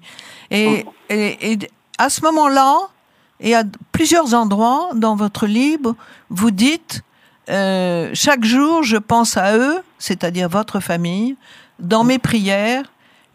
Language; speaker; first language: French; native; French